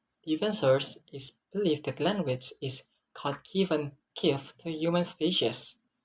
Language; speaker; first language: English; non-native, learner; Indonesian